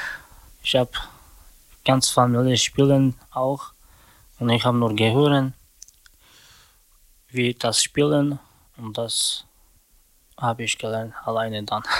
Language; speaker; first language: German; non-native, learner; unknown